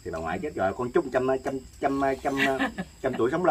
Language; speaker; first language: Vietnamese; native; Vietnamese